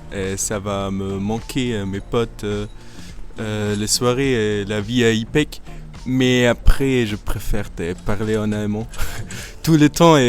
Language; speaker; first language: French; non-native, fluent; German